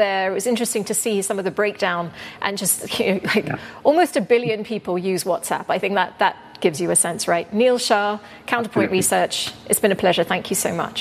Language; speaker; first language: English; native; English